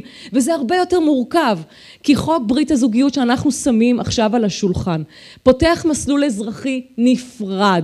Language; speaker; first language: Hebrew; native; Hebrew